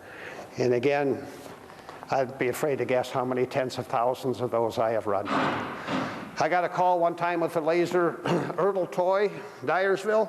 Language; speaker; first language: English; native; English